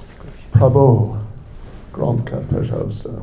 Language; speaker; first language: Russian; non-native, learner; English